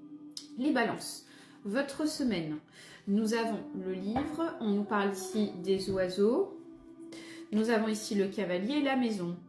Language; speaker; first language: French; native; French